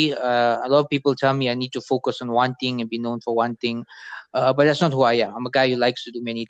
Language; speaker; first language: English; native; English